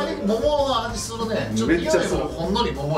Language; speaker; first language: Japanese; native; Japanese